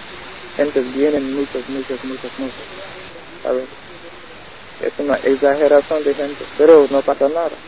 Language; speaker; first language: Spanish; non-native, learner; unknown